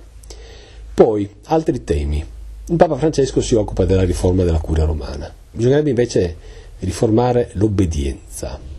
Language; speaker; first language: Italian; native; Italian